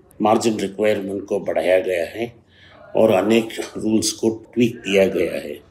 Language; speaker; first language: Hindi; non-native, local second language; Tamil